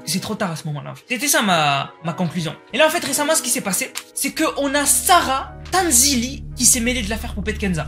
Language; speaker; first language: French; native; French